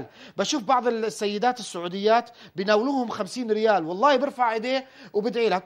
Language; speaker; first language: Arabic; native; Arabic